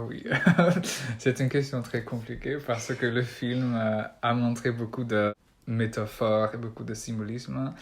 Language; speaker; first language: French; non-native, learner; Dutch